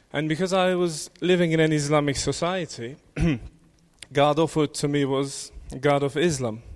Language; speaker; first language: English; non-native, fluent; Turkish